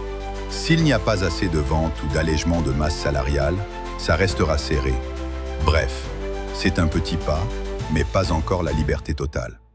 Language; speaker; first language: French; native; French